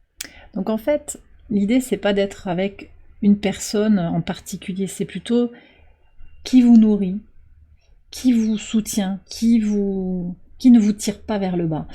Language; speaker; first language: French; native; French